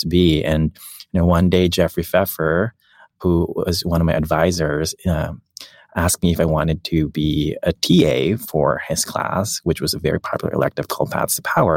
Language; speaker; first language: English; non-native, local second language; Filipino